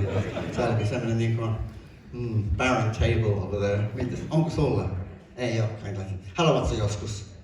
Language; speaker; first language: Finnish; non-native, fluent; English